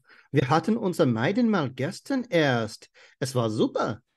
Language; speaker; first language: German; non-native, learner; English